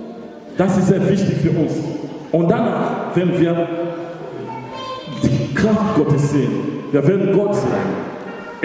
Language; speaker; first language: German; non-native, learner; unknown